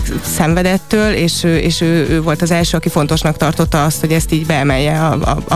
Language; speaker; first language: Hungarian; native; Hungarian